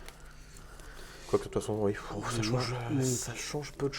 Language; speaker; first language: French; native; French